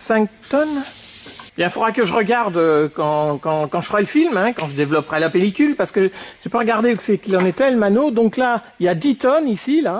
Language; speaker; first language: French; native; French